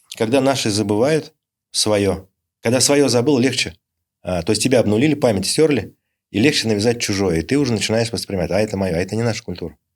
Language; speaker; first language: Russian; native; Russian